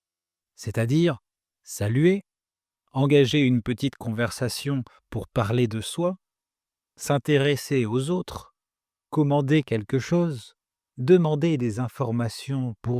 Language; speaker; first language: French; native; French